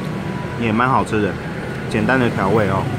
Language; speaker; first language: Chinese; native; Chinese